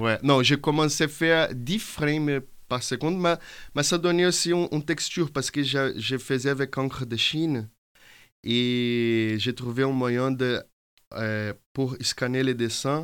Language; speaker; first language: French; non-native, fluent; Portuguese